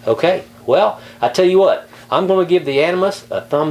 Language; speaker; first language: English; native; English